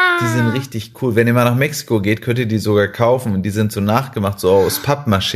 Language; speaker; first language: German; non-native, fluent; Spanish